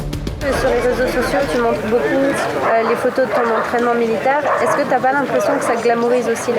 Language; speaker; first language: French; native; French